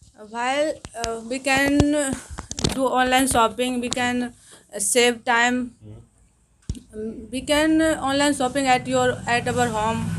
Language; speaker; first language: English; non-native, learner; Hindi